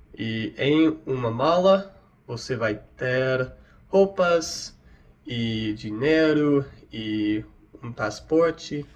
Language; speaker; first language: Portuguese; non-native, learner; English